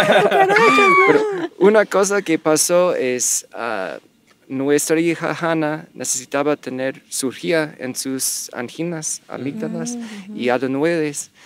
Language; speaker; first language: Spanish; non-native, fluent; English